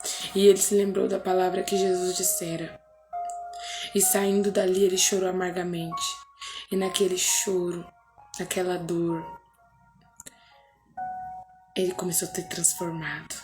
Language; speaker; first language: Portuguese; native; Portuguese